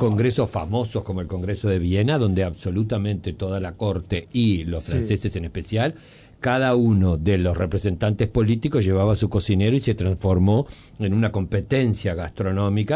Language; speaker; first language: Spanish; native; Spanish